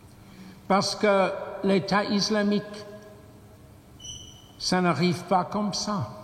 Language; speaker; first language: French; non-native, fluent; English